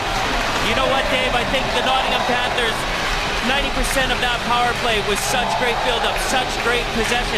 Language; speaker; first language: English; native; English